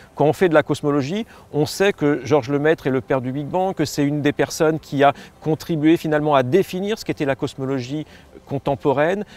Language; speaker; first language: French; native; French